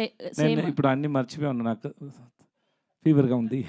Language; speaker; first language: Telugu; non-native, learner; Tamil